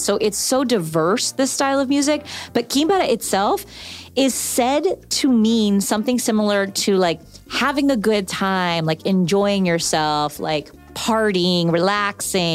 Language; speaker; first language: English; native; English